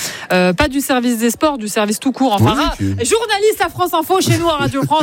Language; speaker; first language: French; native; French